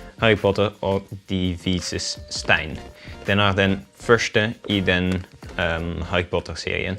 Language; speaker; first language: Norwegian; non-native, learner; Dutch